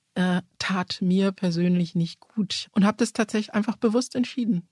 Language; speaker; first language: German; early bilingual, other home language; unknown